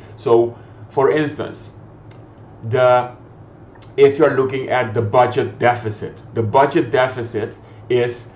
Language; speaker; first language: English; non-native, fluent; Papiamento